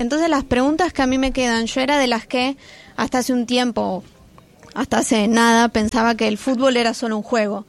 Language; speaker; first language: Spanish; native; Spanish